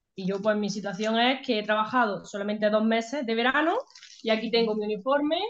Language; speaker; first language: Spanish; native; Spanish